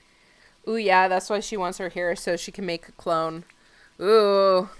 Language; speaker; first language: English; native; English